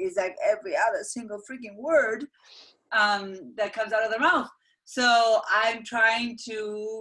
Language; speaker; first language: English; non-native, fluent; Spanish